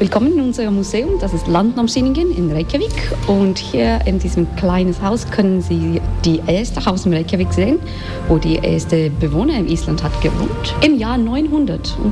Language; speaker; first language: German; non-native, learner; Icelandic